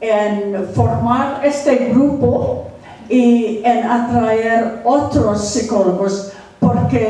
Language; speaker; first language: Spanish; non-native, fluent; English